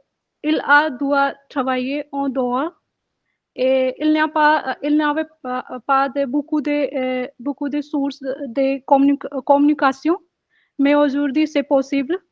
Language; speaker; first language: French; non-native, learner; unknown